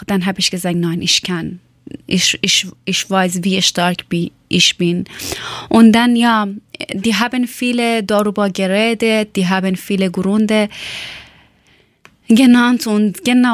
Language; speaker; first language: German; non-native, learner; Persian